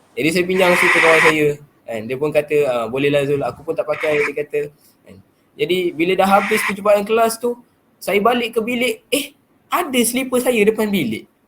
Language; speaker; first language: Malay; native; Malay